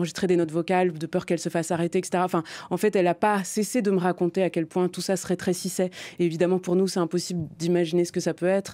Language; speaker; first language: French; native; French